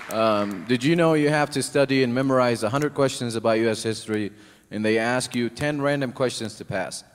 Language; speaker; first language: English; non-native, fluent; Arabic